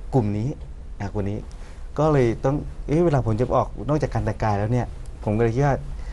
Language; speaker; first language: Thai; non-native, local second language; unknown